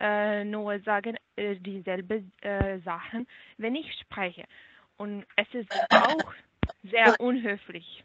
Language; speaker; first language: German; non-native, learner; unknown